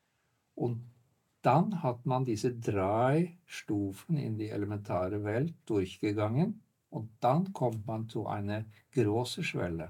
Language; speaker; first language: German; non-native, fluent; Norwegian